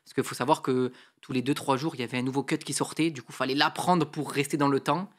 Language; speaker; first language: French; native; French